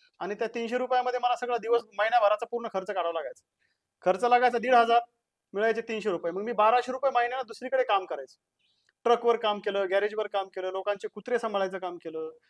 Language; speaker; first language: Marathi; native; Marathi